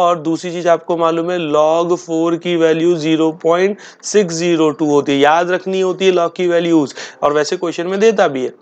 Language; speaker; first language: Hindi; native; Hindi